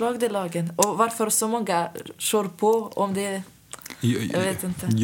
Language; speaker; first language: Swedish; non-native, fluent; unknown